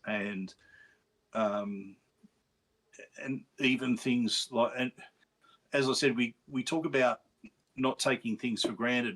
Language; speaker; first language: English; native; English